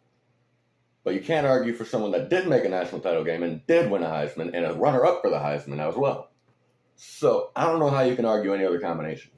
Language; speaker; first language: English; native; English